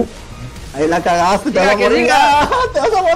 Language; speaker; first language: Spanish; native; Spanish